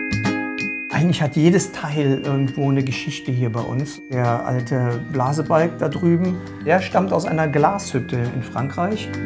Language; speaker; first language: German; native; German